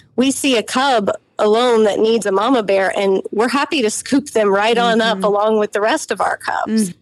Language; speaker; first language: English; native; English